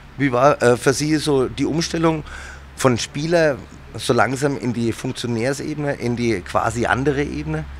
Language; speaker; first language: German; native; German